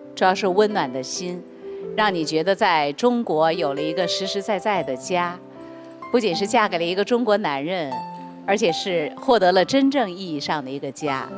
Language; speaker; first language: Chinese; native; Chinese